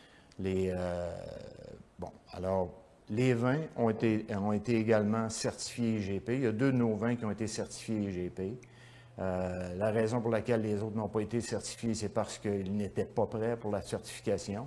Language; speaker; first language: French; native; French